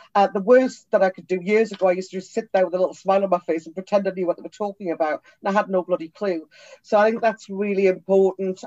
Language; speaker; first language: English; native; English